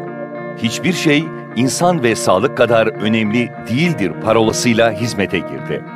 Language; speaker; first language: Turkish; native; Turkish